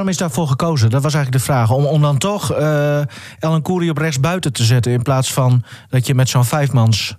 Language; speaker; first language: Dutch; native; Dutch